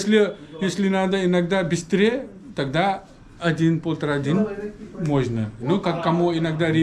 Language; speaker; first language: Russian; non-native, learner; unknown